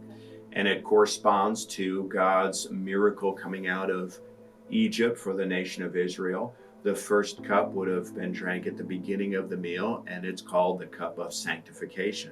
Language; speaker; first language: English; native; English